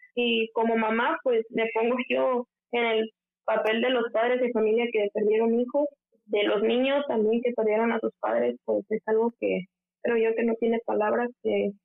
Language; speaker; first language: Spanish; native; Spanish